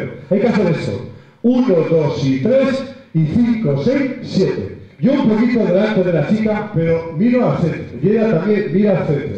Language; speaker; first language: Spanish; native; Spanish